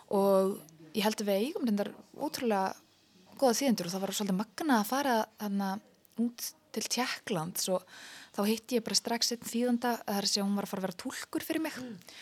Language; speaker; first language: Icelandic; native; Icelandic